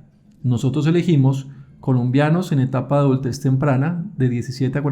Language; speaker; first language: Spanish; native; Spanish